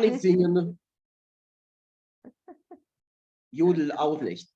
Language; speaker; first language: German; non-native, fluent; Polish